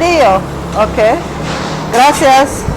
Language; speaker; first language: Spanish; non-native, learner; English